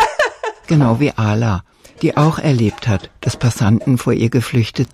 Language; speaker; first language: German; native; German